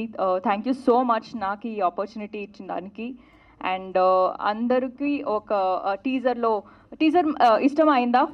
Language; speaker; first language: Telugu; non-native, learner; Kannada